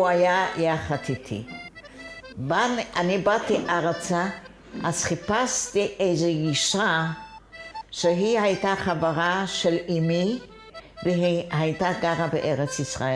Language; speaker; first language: Hebrew; non-native, fluent; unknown